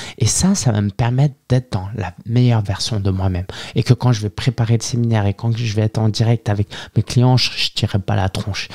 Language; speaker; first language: French; early bilingual, other home language; Chinese